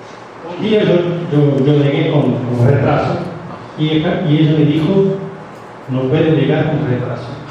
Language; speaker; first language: Spanish; non-native, fluent; Portuguese